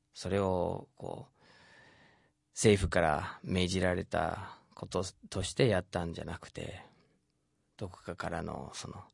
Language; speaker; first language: Japanese; non-native, fluent; English